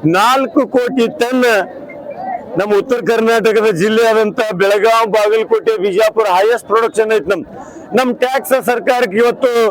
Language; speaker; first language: Kannada; native; Kannada